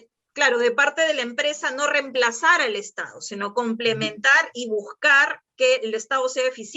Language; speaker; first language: Spanish; native; Spanish